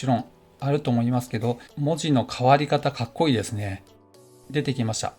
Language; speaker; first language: Japanese; native; Japanese